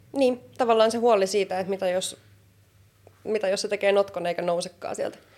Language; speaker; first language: Finnish; native; Finnish